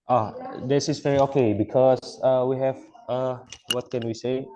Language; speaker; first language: English; non-native, local second language; Indonesian